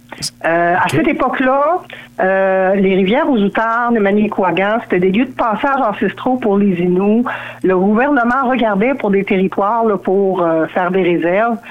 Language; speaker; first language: French; native; French